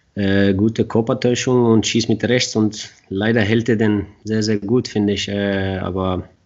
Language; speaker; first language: German; non-native, fluent; Swedish